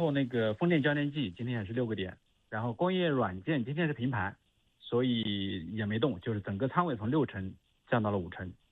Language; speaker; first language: Chinese; native; Chinese